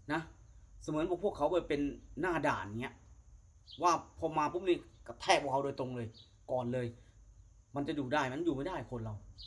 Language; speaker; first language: Thai; native; Thai